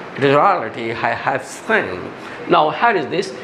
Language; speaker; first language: English; non-native, local second language; Hindi